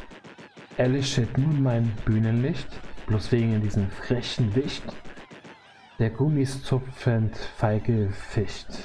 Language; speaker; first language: German; native; German